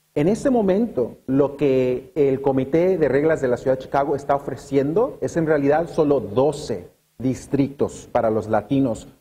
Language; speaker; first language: Spanish; early bilingual, other home language; English